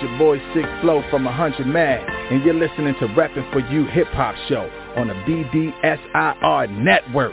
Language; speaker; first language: English; non-native, fluent; Italian